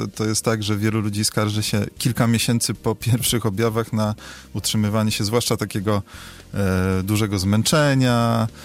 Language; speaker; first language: Polish; native; Polish